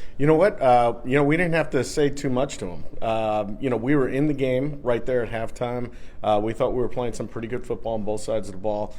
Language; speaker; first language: English; native; English